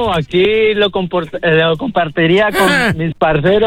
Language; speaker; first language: Spanish; native; Spanish